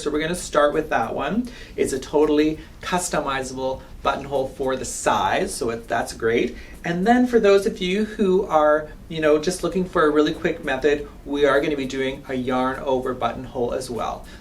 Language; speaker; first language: English; native; English